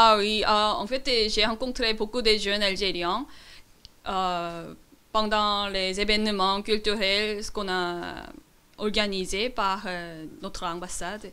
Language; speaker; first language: French; non-native, learner; Korean